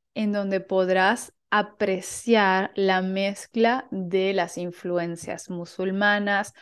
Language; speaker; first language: Spanish; native; Spanish